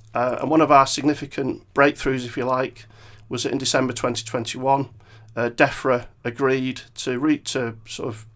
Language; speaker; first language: English; native; English